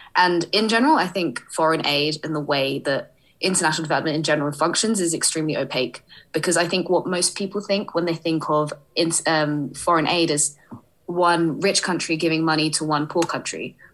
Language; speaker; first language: English; early bilingual, other home language; Hindi